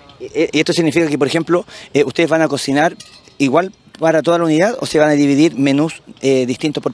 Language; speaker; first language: Spanish; native; Spanish